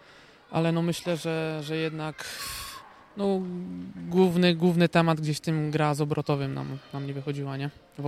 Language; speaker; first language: Polish; native; Polish